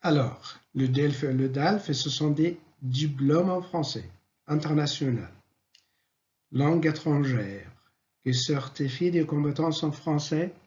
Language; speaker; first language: French; non-native, fluent; Arabic